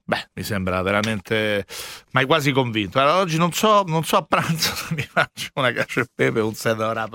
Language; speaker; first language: Italian; native; Italian